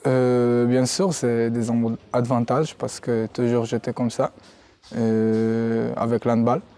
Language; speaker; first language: French; non-native, learner; Hebrew